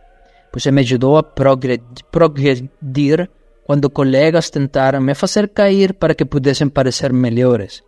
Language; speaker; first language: Portuguese; non-native, fluent; Spanish